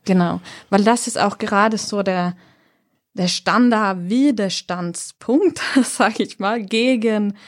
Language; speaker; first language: German; non-native, fluent; Swedish